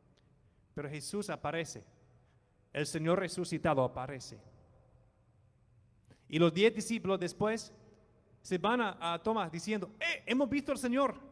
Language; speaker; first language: Spanish; non-native, fluent; English